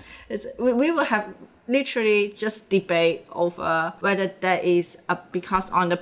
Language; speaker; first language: English; non-native, local second language; Cantonese